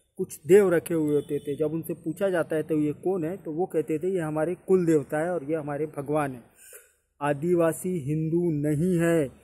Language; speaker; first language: Hindi; native; Hindi